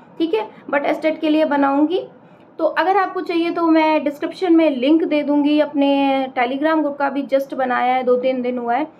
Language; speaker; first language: Hindi; native; Hindi